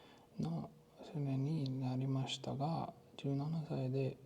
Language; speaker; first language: Japanese; non-native, learner; English